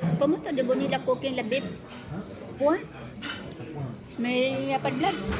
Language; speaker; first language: French; non-native, learner; Filipino